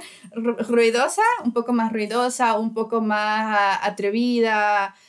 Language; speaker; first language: Spanish; native; Spanish